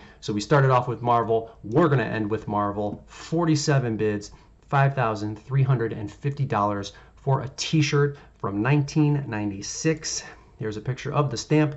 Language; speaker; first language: English; native; English